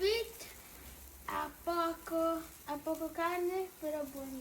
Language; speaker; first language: Italian; early bilingual, other home language; Filipino